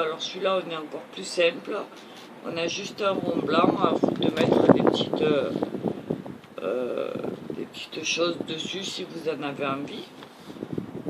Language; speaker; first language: French; native; French